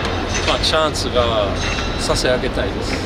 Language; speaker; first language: Japanese; non-native, fluent; English